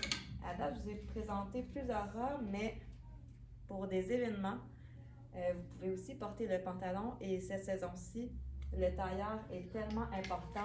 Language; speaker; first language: French; native; French